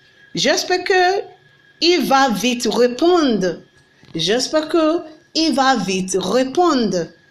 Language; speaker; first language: French; non-native, learner; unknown